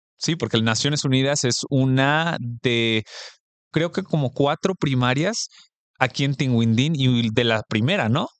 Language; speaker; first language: Spanish; early bilingual, heritage; Spanish